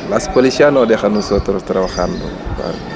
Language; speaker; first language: Spanish; non-native, learner; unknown